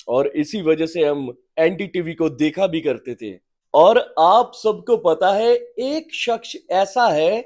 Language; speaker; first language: Hindi; native; Hindi